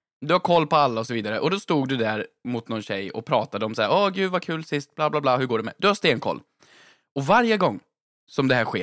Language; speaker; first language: Swedish; native; Swedish